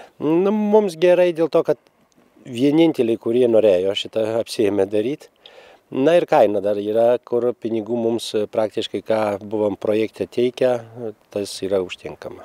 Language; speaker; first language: Lithuanian; native; Lithuanian